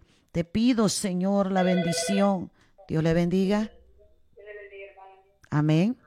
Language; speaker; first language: Spanish; native; Spanish